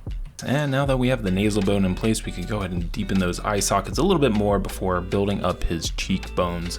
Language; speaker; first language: English; native; English